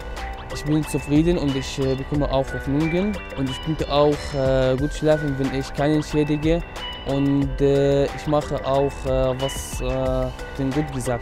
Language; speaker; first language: German; non-native, learner; Arabic